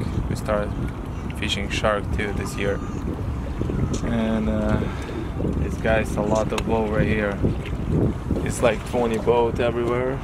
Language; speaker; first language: English; non-native, learner; Ukrainian